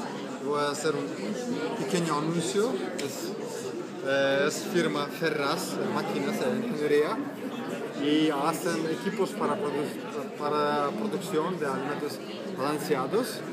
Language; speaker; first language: Spanish; non-native, learner; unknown